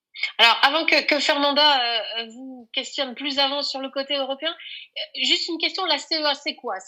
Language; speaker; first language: French; native; French